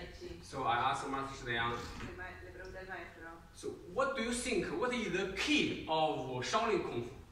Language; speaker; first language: English; non-native, learner; Chinese